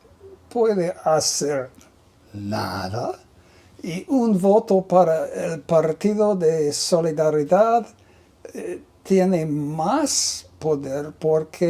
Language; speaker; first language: Spanish; non-native, learner; English